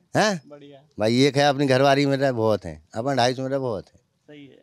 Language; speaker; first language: Hindi; native; Hindi